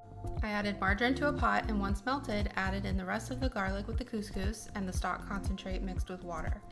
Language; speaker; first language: English; native; English